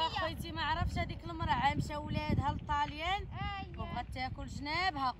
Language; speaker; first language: Arabic; native; Arabic